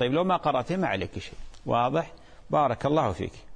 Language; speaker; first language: Arabic; native; Arabic